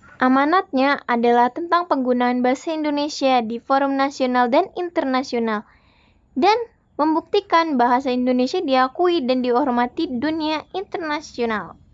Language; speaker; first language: Indonesian; native; Indonesian